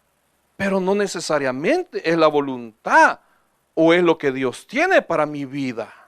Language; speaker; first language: Spanish; native; Spanish